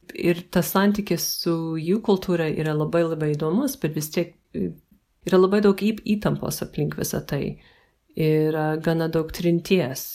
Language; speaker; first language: Lithuanian; early bilingual, heritage; Lithuanian